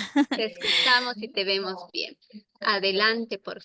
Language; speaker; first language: Spanish; native; Spanish